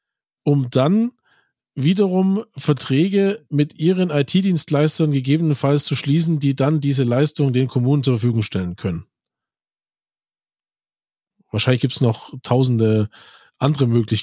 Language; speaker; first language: German; native; German